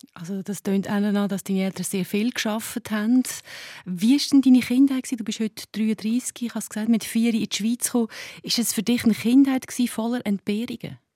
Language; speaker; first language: German; native; German